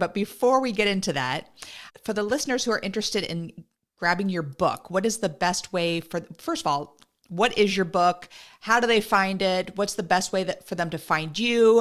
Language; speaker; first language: English; native; English